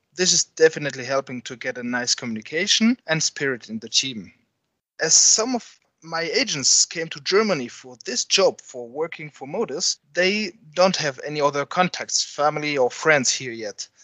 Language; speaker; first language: English; non-native, fluent; French